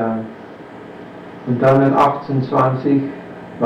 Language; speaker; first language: German; non-native, fluent; English